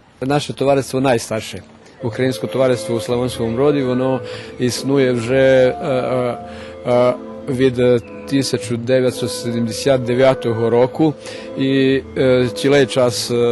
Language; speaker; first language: Ukrainian; early bilingual, heritage; Ukrainian